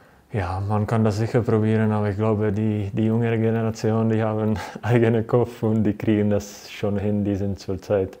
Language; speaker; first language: German; non-native, fluent; Czech